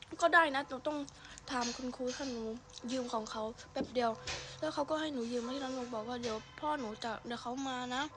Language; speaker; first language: Thai; early bilingual, heritage; Thai